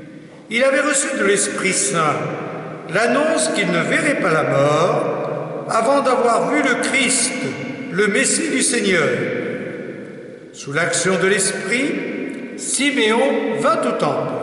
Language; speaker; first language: French; native; French